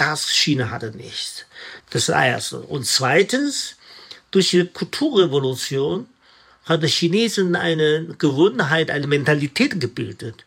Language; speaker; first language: German; non-native, fluent; Chinese